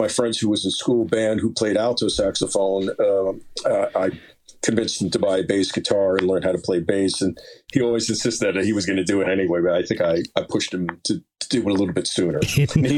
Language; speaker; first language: English; native; English